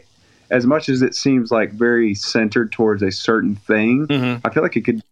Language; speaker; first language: English; native; English